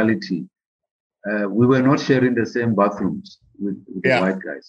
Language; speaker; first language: English; non-native, local second language; Southern Sotho